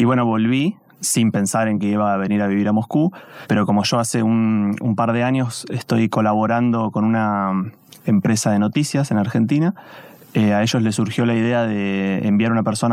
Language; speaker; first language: Spanish; native; Spanish